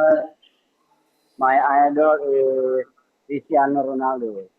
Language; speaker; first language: English; non-native, learner; Indonesian